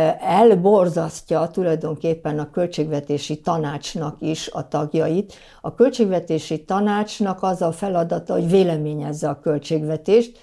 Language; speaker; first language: Hungarian; native; Hungarian